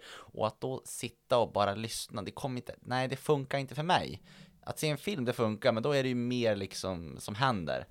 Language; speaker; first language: Swedish; native; Swedish